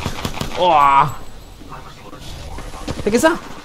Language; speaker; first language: Japanese; non-native, learner; Indonesian